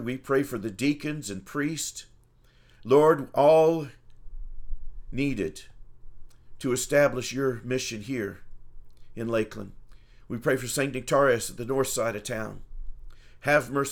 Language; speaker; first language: English; native; English